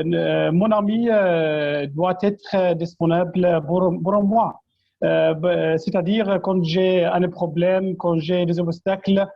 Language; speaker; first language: French; non-native, fluent; Arabic